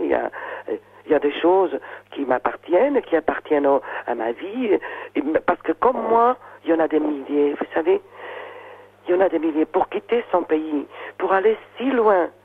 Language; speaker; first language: French; non-native, fluent; Portuguese